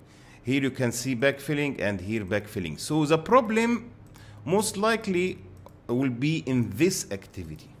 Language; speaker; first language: English; non-native, fluent; Arabic